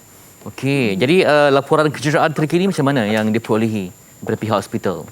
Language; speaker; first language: Malay; native; Malay